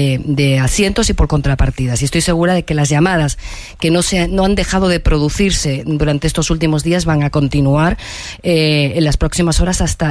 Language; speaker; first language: Spanish; native; Spanish